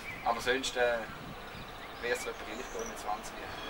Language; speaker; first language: German; native; German